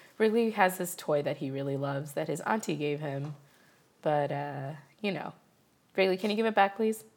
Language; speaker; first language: English; early bilingual, other home language; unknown